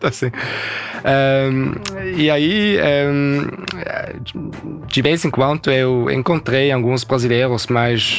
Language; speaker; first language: Portuguese; early bilingual, heritage; German